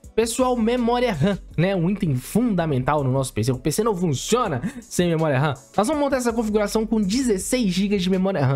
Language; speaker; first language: Portuguese; native; Portuguese